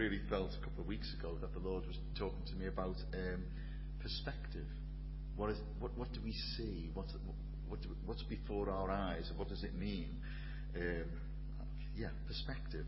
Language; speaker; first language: English; native; English